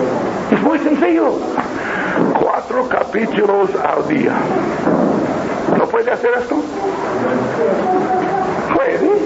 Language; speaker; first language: Spanish; non-native, learner; English